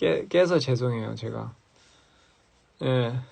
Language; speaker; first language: Korean; early bilingual, heritage; English